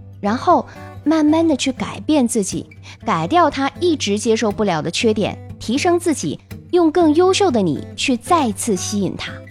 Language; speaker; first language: Chinese; native; Chinese